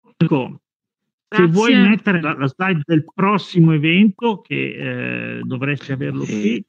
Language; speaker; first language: Italian; native; Italian